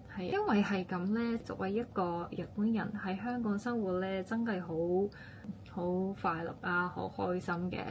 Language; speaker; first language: Cantonese; non-native, fluent; Japanese